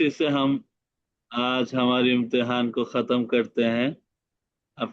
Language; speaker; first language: Hindi; non-native, fluent; Bangla